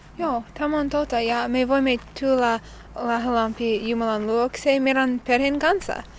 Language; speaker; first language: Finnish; non-native, learner; English